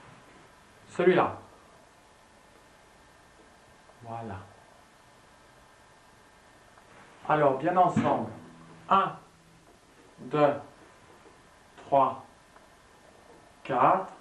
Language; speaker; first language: French; native; French